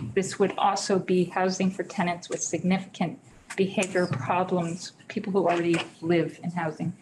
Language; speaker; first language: English; native; English